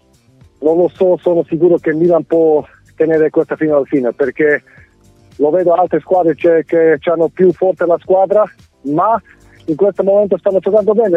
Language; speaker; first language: Italian; non-native, fluent; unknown